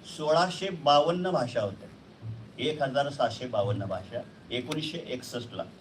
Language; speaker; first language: Marathi; native; Marathi